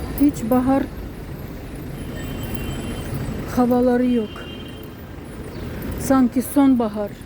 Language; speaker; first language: Turkish; non-native, fluent; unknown